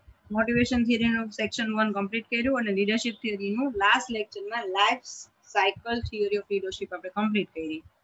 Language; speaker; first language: English; non-native, local second language; Gujarati